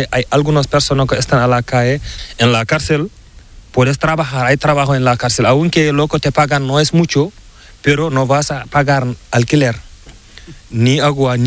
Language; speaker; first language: Spanish; non-native, learner; Fula